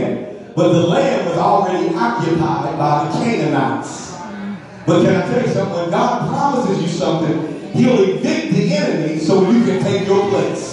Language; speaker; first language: English; native; English